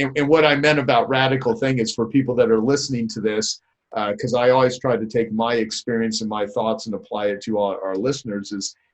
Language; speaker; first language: English; native; English